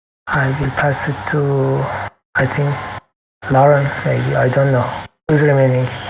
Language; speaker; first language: English; non-native, fluent; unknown